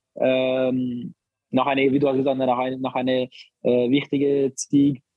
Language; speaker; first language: German; non-native, learner; Albanian